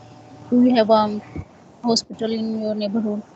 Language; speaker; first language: English; non-native, learner; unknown